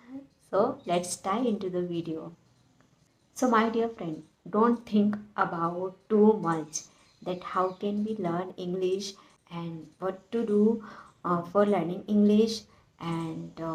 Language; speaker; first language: English; non-native, learner; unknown